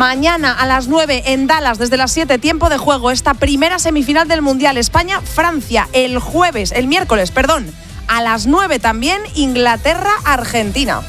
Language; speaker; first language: Spanish; native; Spanish